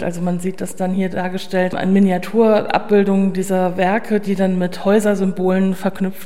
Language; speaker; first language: German; native; German